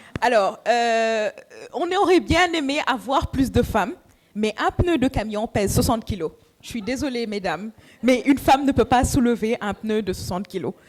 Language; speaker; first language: French; non-native, local second language; Wolof